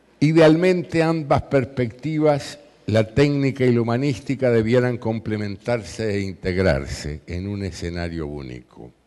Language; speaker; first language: Spanish; native; Spanish